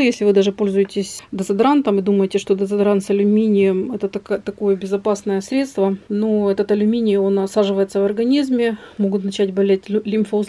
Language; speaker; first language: Russian; native; Russian